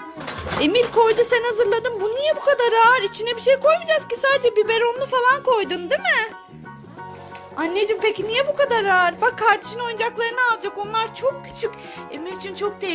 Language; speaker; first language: Turkish; native; Turkish